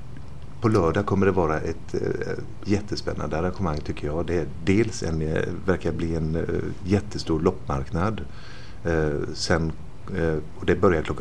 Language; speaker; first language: Swedish; native; Swedish